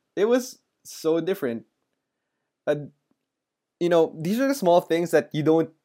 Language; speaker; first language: English; non-native, local second language; Filipino